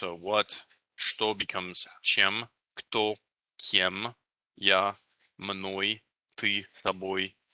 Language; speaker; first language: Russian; non-native, fluent; English